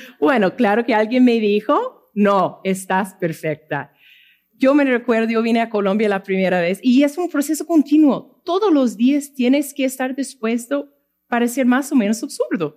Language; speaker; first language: Spanish; non-native, fluent; English